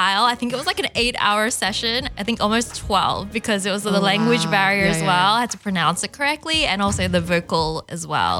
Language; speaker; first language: English; non-native, local second language; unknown